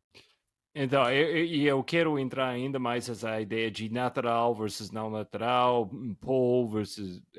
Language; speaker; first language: Portuguese; non-native, fluent; English